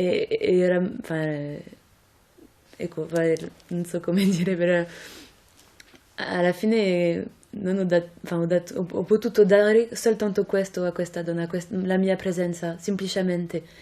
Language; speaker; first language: Italian; non-native, fluent; French